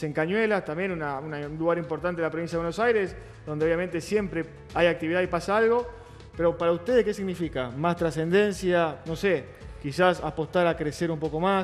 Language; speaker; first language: Spanish; native; Spanish